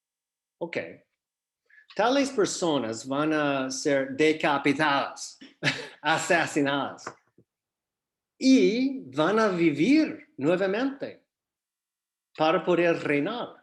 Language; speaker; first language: Spanish; non-native, fluent; English